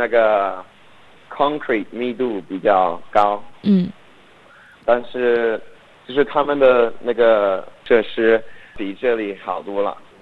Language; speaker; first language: Chinese; non-native, learner; English